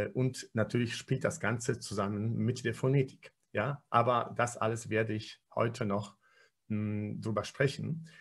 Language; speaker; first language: German; non-native, fluent; Polish